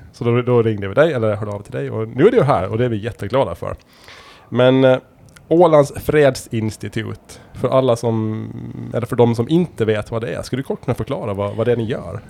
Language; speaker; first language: Swedish; native; Swedish